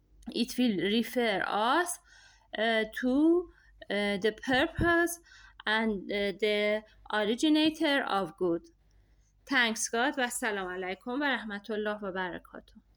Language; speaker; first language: English; non-native, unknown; Persian